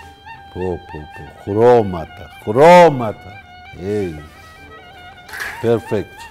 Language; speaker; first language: Greek; non-native, learner; Persian